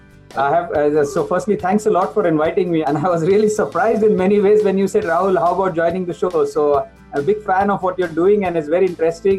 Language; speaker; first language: English; non-native, local second language; Marathi